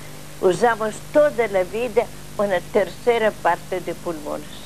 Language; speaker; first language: Spanish; non-native, learner; Russian